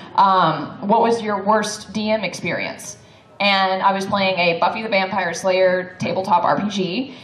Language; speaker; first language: English; native; English